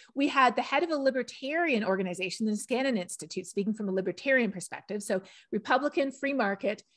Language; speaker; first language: English; native; English